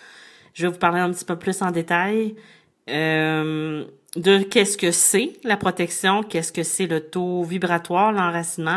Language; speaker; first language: French; native; French